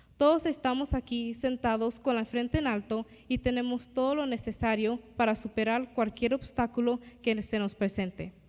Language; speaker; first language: Spanish; early bilingual, other home language; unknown